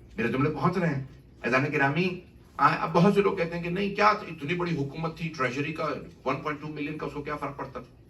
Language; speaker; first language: Urdu; native; Urdu